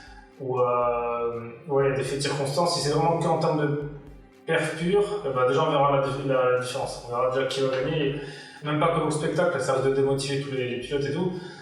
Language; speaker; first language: French; native; French